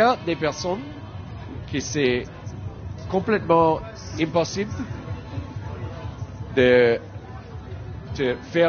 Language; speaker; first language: French; non-native, learner; English